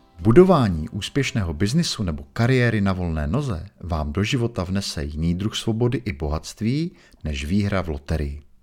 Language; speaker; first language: Czech; native; Czech